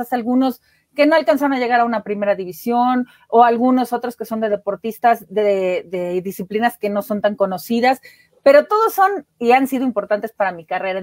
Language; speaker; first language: Spanish; native; Spanish